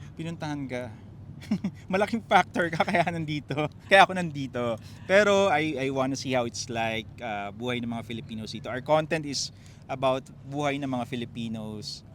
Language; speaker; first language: Filipino; native; Filipino